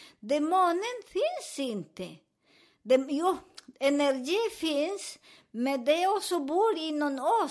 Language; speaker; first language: Swedish; non-native, fluent; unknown